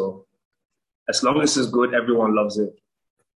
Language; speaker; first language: English; non-native, local second language; Igbo